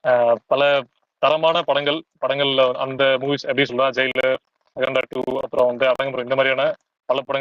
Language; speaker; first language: Tamil; native; Tamil